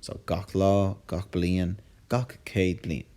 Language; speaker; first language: Irish; non-native, local second language; English